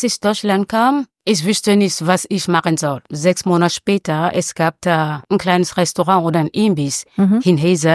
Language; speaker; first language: German; non-native, learner; French